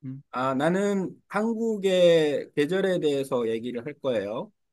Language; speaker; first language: Korean; native; Korean